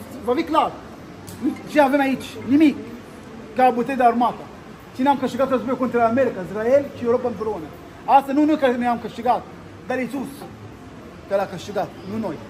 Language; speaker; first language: Romanian; non-native, learner; Arabic